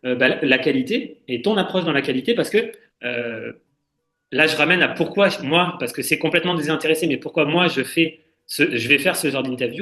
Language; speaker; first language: French; native; French